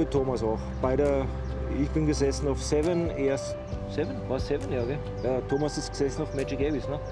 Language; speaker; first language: German; native; German